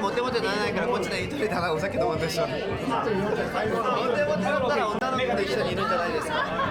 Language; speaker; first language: Japanese; non-native, learner; Korean